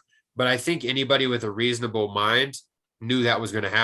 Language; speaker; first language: English; native; English